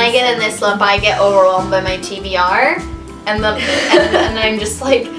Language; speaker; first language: English; native; English